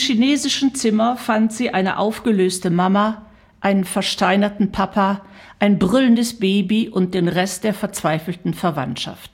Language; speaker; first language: German; native; German